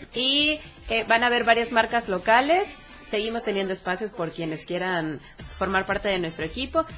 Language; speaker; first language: Spanish; native; Spanish